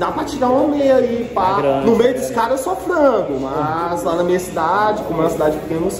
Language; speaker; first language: Portuguese; native; Portuguese